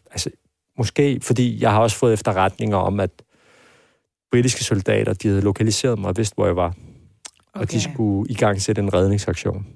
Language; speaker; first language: Danish; early bilingual, other home language; Persian